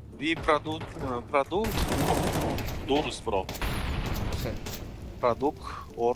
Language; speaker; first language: English; non-native, learner; Uzbek